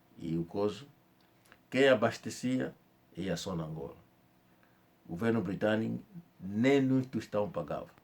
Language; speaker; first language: Portuguese; non-native, fluent; Kongo